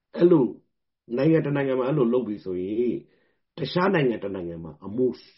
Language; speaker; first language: Burmese; non-native, local second language; Rohingya